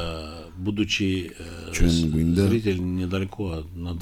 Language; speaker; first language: Russian; non-native, local second language; Georgian